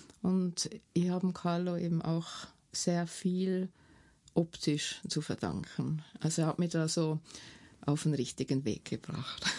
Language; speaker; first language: German; native; German